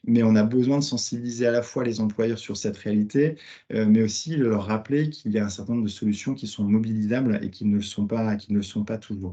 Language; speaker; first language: French; native; French